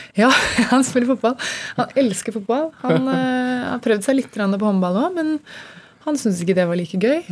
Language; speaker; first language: Norwegian; native; Norwegian